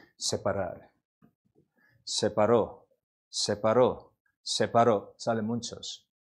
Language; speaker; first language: Spanish; non-native, learner; Korean